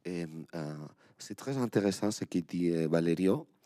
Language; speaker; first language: French; non-native, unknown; Spanish